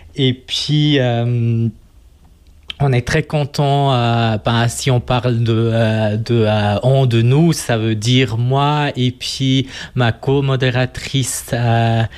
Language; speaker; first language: French; non-native, local second language; German